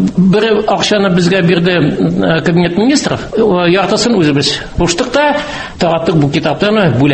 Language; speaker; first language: Tatar; non-native, local second language; Russian